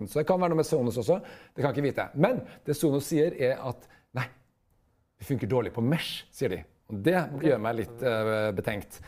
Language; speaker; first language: Norwegian; native; Norwegian